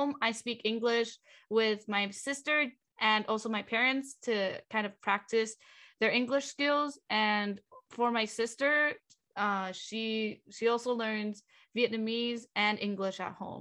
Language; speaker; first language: English; non-native, fluent; Vietnamese